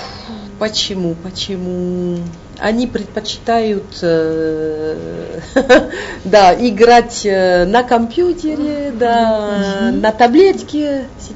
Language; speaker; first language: Russian; non-native, fluent; French